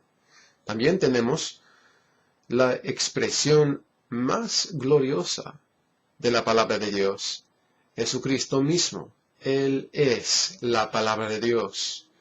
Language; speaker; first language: Spanish; non-native, fluent; English